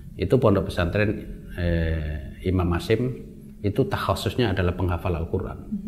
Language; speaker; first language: Indonesian; non-native, local second language; Javanese